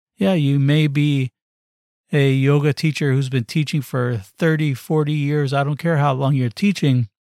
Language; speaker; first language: English; native; English